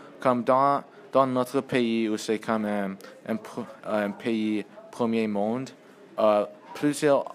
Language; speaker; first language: French; non-native, learner; English